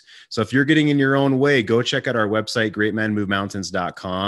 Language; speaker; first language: English; native; English